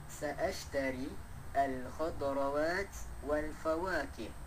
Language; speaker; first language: Arabic; non-native, learner; Malay